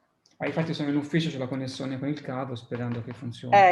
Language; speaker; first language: Italian; native; Italian